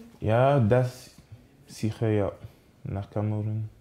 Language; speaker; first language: German; non-native, learner; French